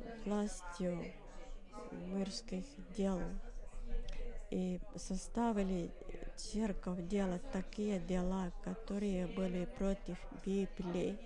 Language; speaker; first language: Russian; non-native, learner; Finnish